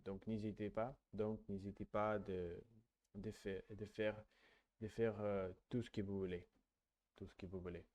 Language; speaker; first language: French; non-native, learner; English